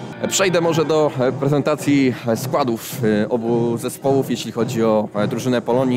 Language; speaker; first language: Polish; native; Polish